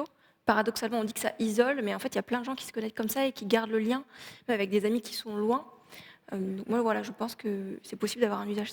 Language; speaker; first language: French; native; French